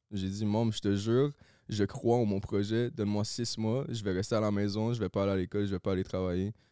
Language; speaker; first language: French; native; French